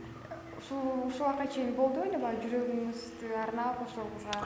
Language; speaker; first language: Kyrgyz; native; Kyrgyz